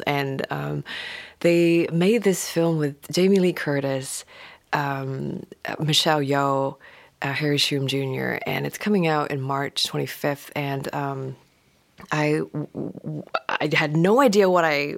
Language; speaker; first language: English; non-native, local second language; Cantonese